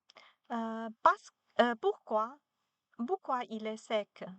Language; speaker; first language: French; non-native, learner; Chinese